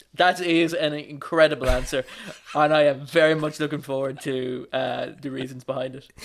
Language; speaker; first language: English; native; English